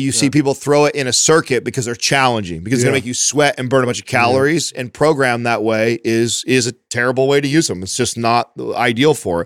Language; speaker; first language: English; native; English